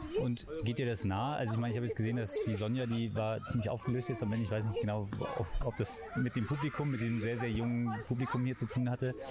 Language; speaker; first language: German; native; German